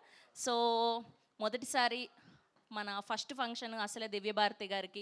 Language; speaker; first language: Telugu; native; Telugu